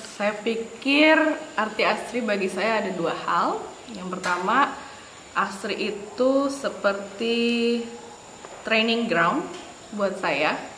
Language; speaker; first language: Indonesian; native; Indonesian